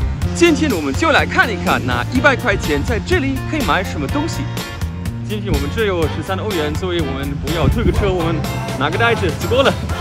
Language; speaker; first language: Chinese; non-native, fluent; German